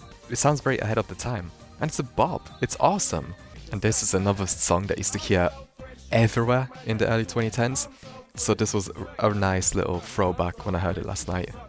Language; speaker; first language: English; native; English